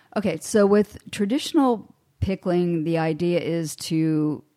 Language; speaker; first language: English; native; English